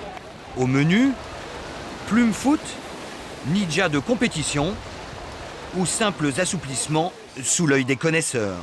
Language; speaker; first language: French; native; French